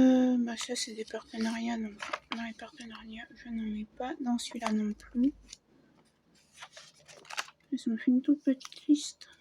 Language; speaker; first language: French; native; French